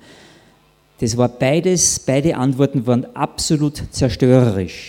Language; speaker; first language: German; native; German